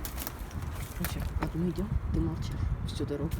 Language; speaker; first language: Russian; native; Russian